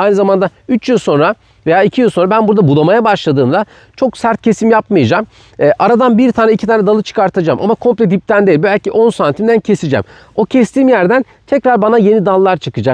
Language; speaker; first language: Turkish; native; Turkish